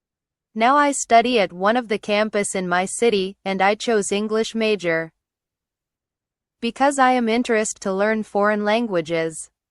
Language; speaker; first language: English; non-native, learner; Indonesian